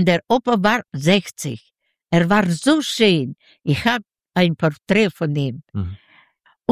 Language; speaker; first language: German; non-native, learner; Yiddish